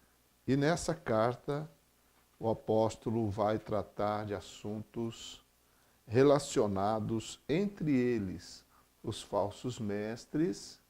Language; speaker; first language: Portuguese; native; Portuguese